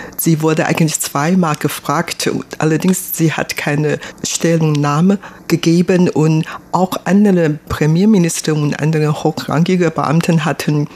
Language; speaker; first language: German; non-native, fluent; Chinese